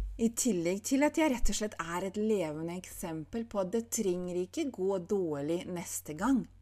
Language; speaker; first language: Norwegian; non-native, fluent; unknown